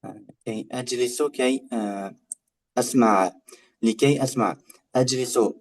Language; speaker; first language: Arabic; non-native, learner; Uzbek